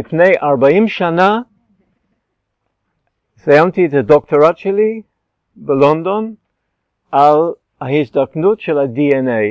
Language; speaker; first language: Hebrew; non-native, fluent; English